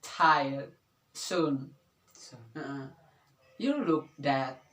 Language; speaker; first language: English; non-native, learner; Indonesian